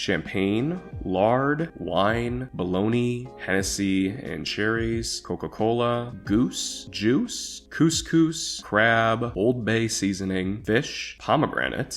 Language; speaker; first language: English; native; English